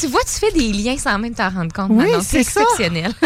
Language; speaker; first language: French; native; French